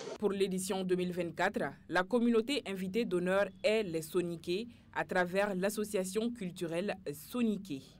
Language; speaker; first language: French; non-native, local second language; Bambara